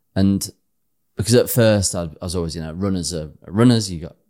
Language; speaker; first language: English; native; English